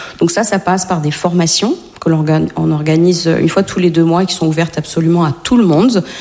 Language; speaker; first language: French; native; French